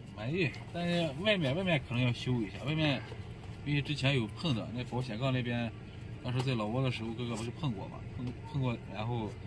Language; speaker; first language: Chinese; native; Chinese